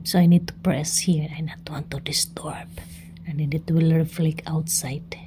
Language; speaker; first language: English; non-native, local second language; Filipino